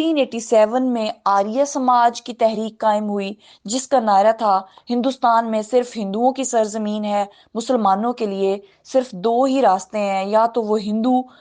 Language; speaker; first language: Urdu; native; Urdu